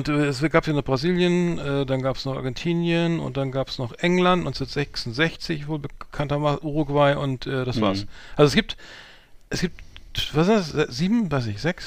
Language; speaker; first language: German; native; German